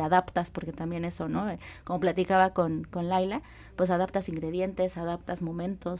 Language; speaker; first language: Spanish; native; Spanish